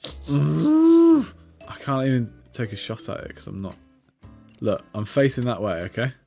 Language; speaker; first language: English; native; English